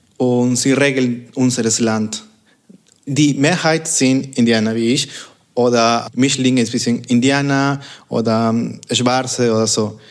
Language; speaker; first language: German; non-native, fluent; Spanish